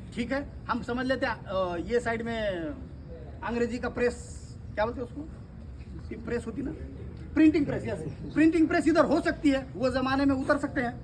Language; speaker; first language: Hindi; non-native, local second language; Marathi